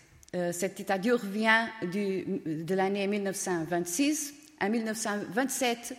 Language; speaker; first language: French; non-native, fluent; Portuguese